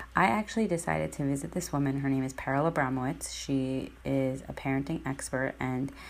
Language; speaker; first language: English; native; English